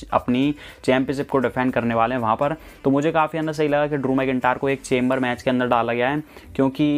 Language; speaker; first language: Hindi; native; Hindi